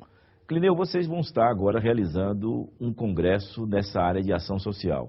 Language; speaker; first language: Portuguese; native; Portuguese